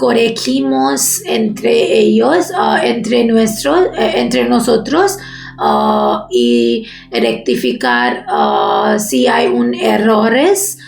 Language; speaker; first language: Spanish; non-native, learner; Bangla